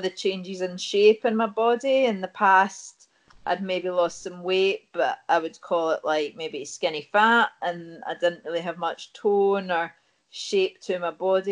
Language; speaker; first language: English; native; English